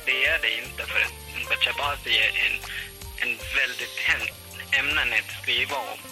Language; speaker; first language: Swedish; non-native, fluent; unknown